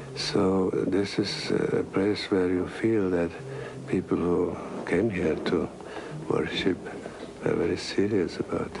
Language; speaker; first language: English; non-native, fluent; Czech